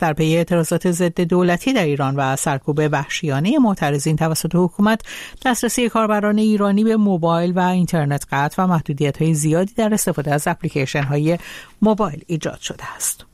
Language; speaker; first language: Persian; native; Persian